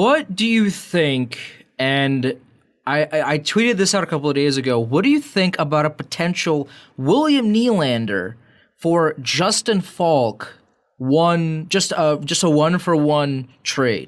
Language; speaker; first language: English; native; English